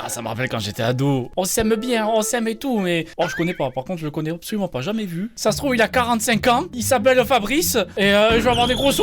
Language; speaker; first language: French; native; French